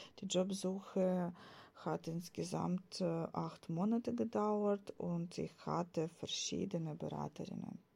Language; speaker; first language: German; non-native, fluent; Ukrainian